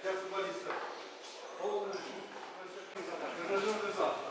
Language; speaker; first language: Russian; non-native, local second language; Kyrgyz